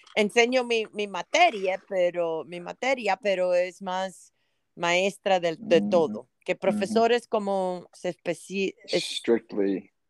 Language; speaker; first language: Spanish; native; Spanish